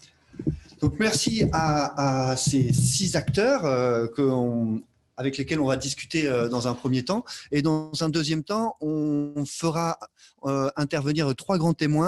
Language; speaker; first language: French; native; French